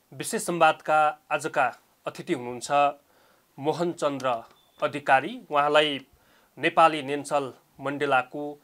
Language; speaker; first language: Nepali; native; Nepali